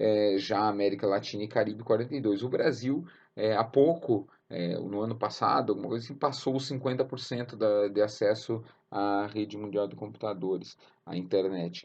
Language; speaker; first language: Portuguese; native; Portuguese